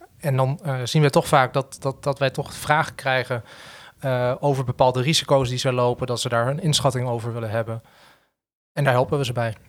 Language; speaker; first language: Dutch; native; Dutch